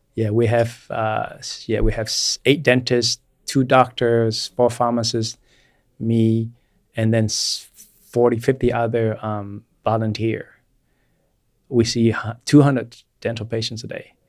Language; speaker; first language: English; non-native, fluent; Vietnamese